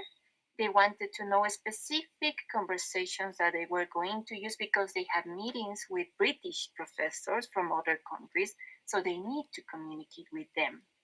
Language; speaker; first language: English; non-native, fluent; Spanish